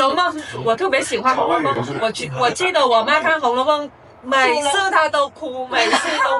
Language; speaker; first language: Chinese; non-native, fluent; Vietnamese